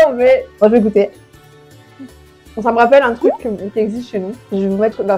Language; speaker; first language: French; native; French